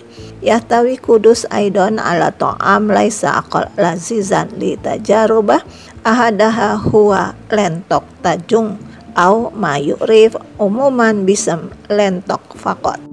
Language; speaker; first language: Arabic; non-native, fluent; Indonesian